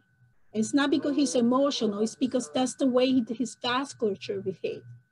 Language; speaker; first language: English; non-native, fluent; Spanish